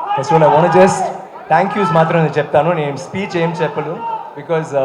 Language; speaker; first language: Telugu; non-native, local second language; Tamil